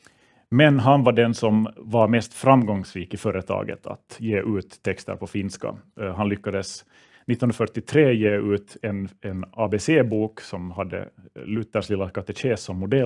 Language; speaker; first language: Swedish; native; Swedish